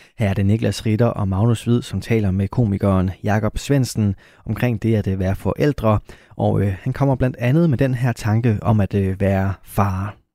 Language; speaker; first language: Danish; native; Danish